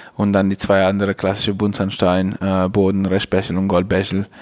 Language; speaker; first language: German; non-native, fluent; Italian